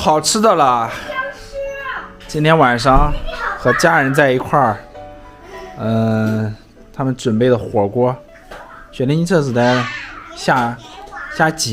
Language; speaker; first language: Chinese; non-native, fluent; English